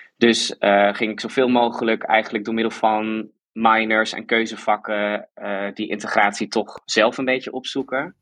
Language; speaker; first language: Dutch; native; Dutch